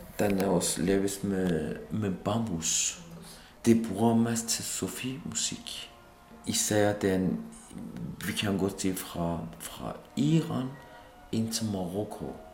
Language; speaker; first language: Danish; non-native, fluent; Kurdish